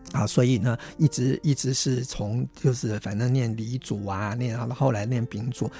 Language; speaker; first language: Chinese; non-native, local second language; Min Nan Chinese